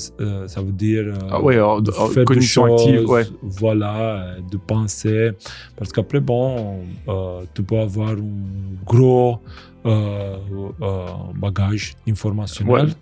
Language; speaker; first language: French; non-native, fluent; Romanian